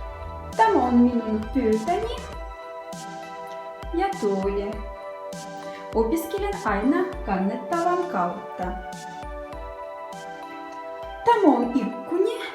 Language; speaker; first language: Finnish; non-native, learner; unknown